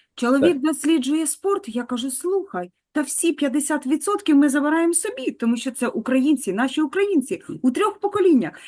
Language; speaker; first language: Ukrainian; native; Ukrainian